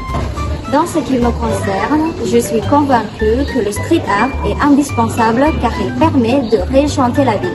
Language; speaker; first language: French; non-native, learner; Indonesian